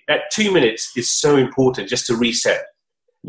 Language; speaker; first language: English; native; English